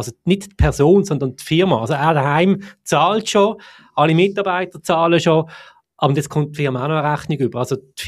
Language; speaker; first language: German; native; German